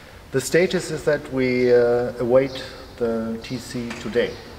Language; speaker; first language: English; non-native, fluent; German